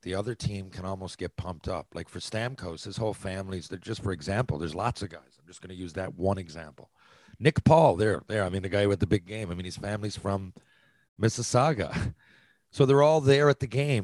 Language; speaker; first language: English; native; English